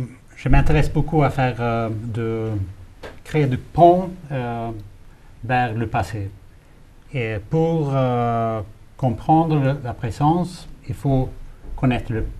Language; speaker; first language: French; non-native, fluent; Swedish